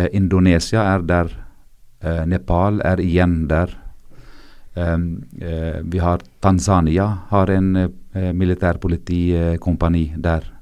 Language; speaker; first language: Norwegian; non-native, fluent; Arabic